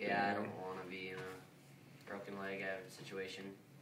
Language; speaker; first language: English; native; English